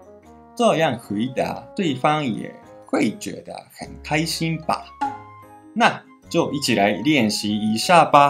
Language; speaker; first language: Chinese; non-native, fluent; Japanese